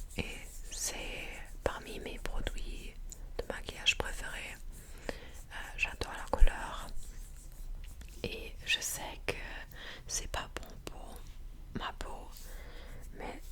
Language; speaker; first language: French; non-native, fluent; English